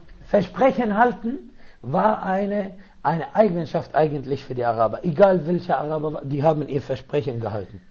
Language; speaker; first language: German; non-native, fluent; Arabic